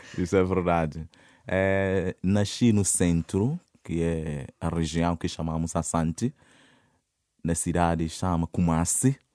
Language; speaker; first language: Portuguese; non-native, fluent; Akan